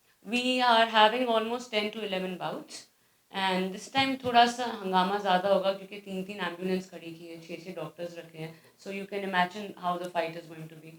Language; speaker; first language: Hindi; native; Hindi